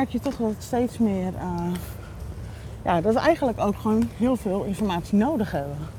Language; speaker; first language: Dutch; native; Dutch